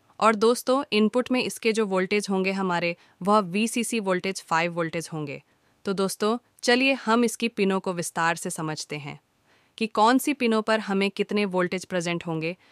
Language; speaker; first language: Hindi; native; Hindi